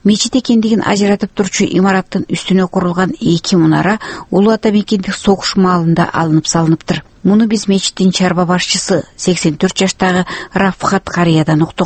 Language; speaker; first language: Kyrgyz; native; Kyrgyz